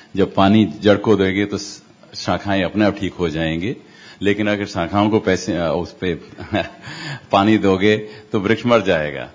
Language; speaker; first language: Hindi; non-native, local second language; Punjabi